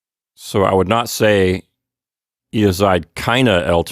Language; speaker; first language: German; non-native, learner; English